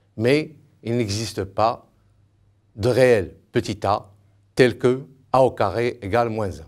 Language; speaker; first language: French; non-native, local second language; Arabic